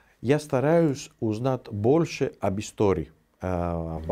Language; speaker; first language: Russian; non-native, fluent; Greek